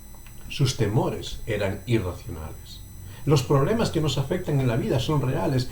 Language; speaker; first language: Spanish; native; Spanish